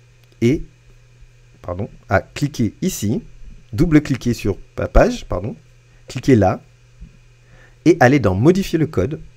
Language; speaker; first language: French; native; French